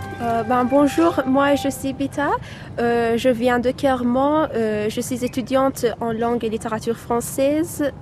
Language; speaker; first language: French; non-native, fluent; Persian